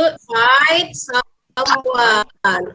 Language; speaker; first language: English; non-native, fluent; Indonesian